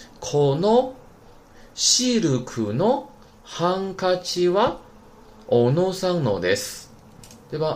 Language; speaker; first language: Japanese; non-native, fluent; Chinese